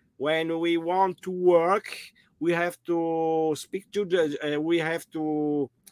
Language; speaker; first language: English; non-native, learner; German